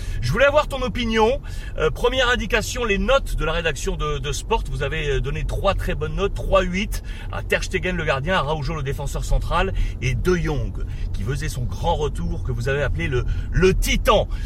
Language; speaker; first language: French; native; French